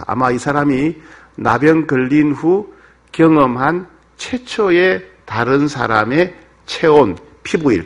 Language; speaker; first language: Korean; native; Korean